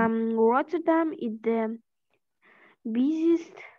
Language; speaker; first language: English; non-native, learner; Russian